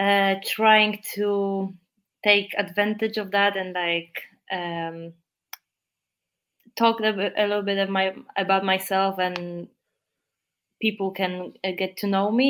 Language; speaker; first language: English; non-native, fluent; Polish